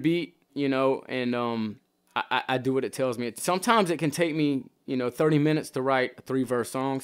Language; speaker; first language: English; native; English